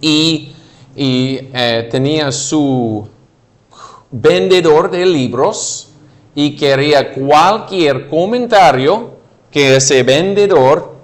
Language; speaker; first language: Spanish; non-native, fluent; English